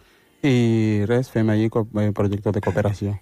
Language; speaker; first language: Catalan; early bilingual, other home language; Wolof